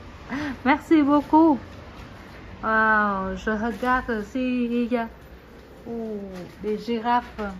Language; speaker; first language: French; non-native, learner; Vietnamese